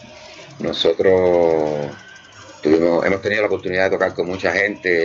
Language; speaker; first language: Spanish; native; Spanish